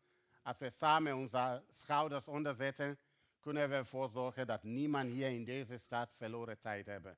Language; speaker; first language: Dutch; non-native, fluent; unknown